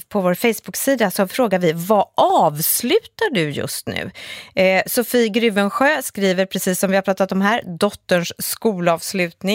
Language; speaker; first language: Swedish; native; Swedish